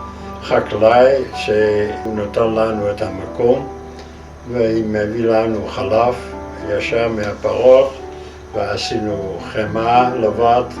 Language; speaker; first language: Hebrew; non-native, fluent; Dutch